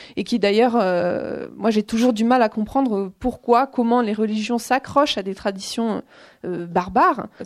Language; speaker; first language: French; native; French